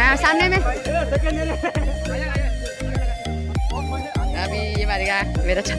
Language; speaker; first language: Hindi; non-native, local second language; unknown